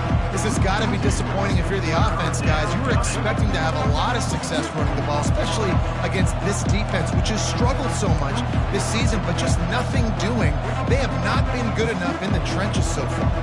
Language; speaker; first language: English; native; English